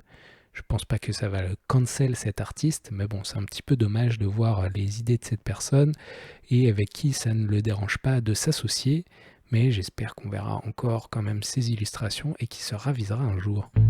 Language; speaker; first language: French; native; French